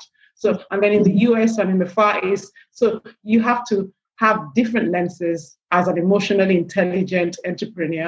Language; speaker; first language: English; non-native, local second language; Yoruba